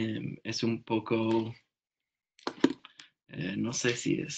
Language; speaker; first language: Spanish; non-native, learner; English